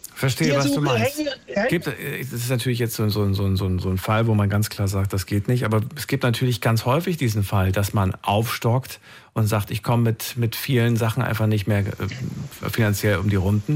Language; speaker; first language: German; native; German